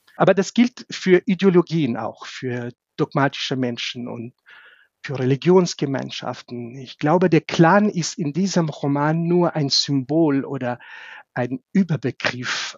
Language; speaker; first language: German; non-native, fluent; Central Kurdish